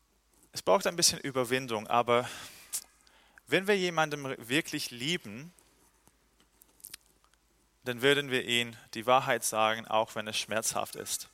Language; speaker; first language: German; non-native, fluent; English